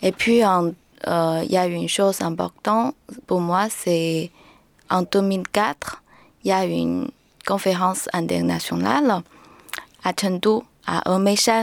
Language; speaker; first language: French; non-native, learner; Chinese